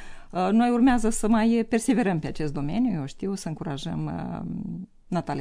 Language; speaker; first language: Romanian; native; Romanian